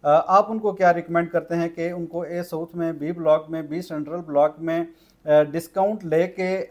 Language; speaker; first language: Urdu; non-native, local second language; Punjabi